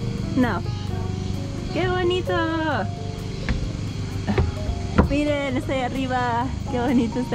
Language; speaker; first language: Spanish; early bilingual, heritage; Spanish